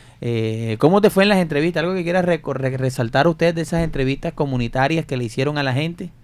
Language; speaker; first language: Spanish; native; Spanish